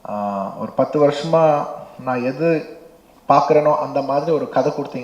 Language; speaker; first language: Tamil; non-native, local second language; Telugu